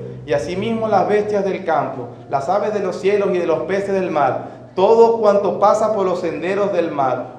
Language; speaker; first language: Spanish; native; Spanish